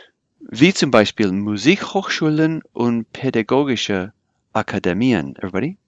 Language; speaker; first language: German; non-native, fluent; English